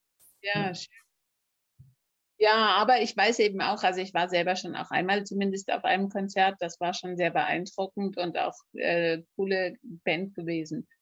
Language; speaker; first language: German; native; German